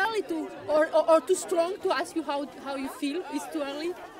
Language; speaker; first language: English; non-native, fluent; French